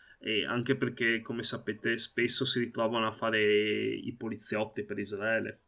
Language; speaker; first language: Italian; early bilingual, other home language; Arabic